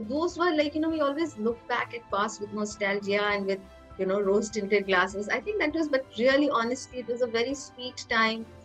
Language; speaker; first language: English; non-native, local second language; Hindi